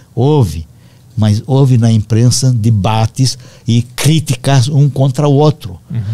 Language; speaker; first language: Portuguese; non-native, fluent; Romanian